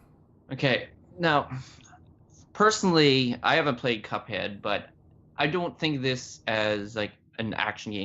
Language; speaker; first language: English; native; English